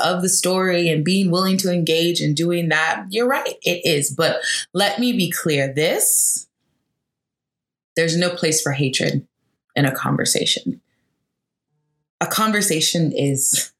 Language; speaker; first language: English; native; English